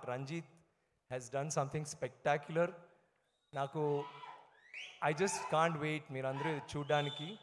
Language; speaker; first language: Telugu; non-native, learner; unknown